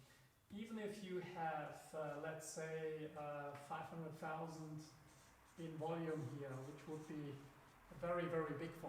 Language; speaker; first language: English; non-native, fluent; German